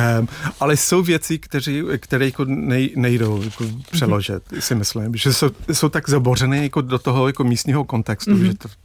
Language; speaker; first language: Czech; non-native, fluent; English